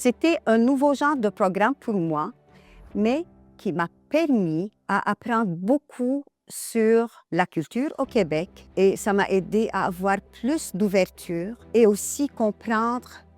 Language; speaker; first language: French; non-native, local second language; Arabic